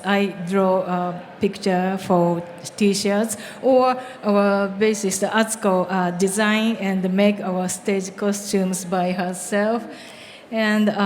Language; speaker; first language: English; non-native, learner; Japanese